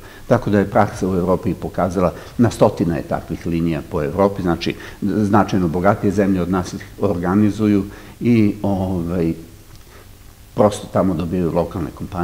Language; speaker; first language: Serbian; native; Serbian